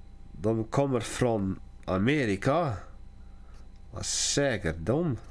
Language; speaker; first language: Swedish; non-native, learner; English